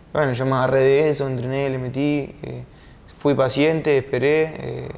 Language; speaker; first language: Spanish; native; Spanish